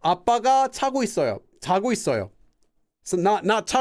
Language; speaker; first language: Korean; non-native, fluent; English